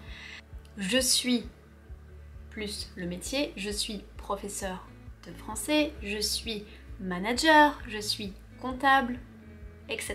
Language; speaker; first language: French; native; French